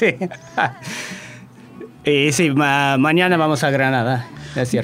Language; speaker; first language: Spanish; non-native, fluent; English